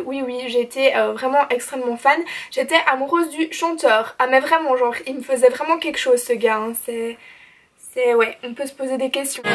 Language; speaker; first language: French; native; French